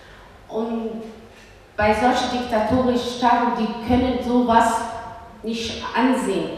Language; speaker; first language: German; early bilingual, other home language; Kurdish